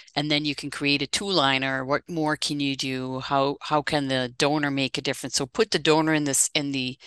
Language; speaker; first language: English; non-native, fluent; Dutch